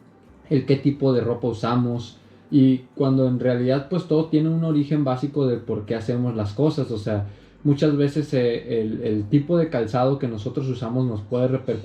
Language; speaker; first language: Spanish; native; Spanish